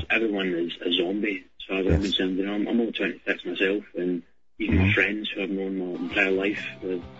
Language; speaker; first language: English; native; English